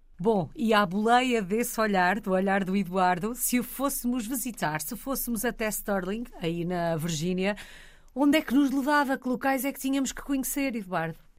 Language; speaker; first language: Portuguese; native; Portuguese